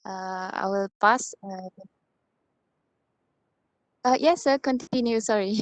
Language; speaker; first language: English; non-native, local second language; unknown